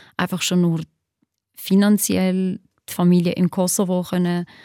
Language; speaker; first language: German; early bilingual, other home language; Albanian